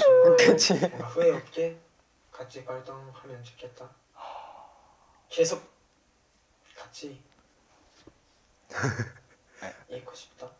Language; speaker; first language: Korean; non-native, fluent; Japanese